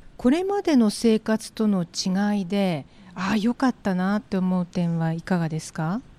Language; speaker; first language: Japanese; native; Japanese